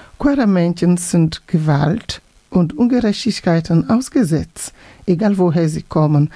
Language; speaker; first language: German; non-native, fluent; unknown